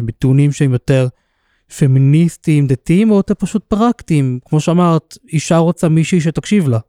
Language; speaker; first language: Hebrew; native; Hebrew